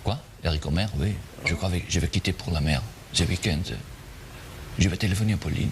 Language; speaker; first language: French; non-native, learner; German